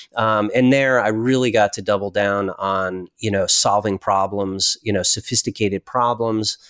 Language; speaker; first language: English; native; English